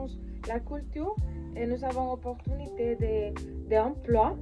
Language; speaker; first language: French; non-native, learner; Spanish